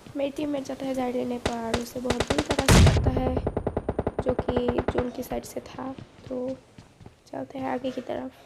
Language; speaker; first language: Hindi; non-native, fluent; Bangla